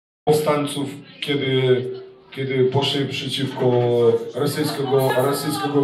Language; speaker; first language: Polish; non-native, learner; Belarusian